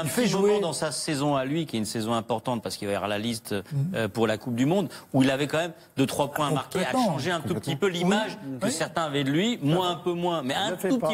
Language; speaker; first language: French; native; French